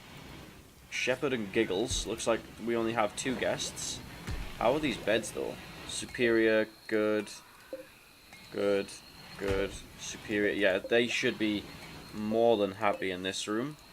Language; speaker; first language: English; native; English